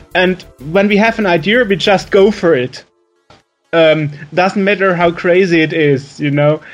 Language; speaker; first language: English; non-native, fluent; German